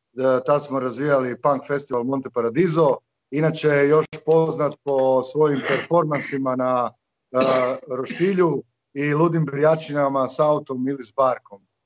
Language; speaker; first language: Croatian; native; Croatian